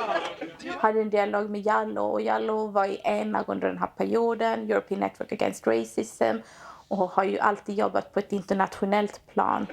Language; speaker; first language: Swedish; native; Swedish